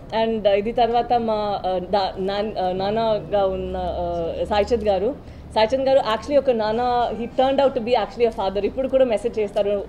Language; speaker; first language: Telugu; non-native, learner; Tamil